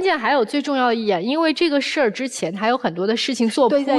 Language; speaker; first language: Chinese; native; Chinese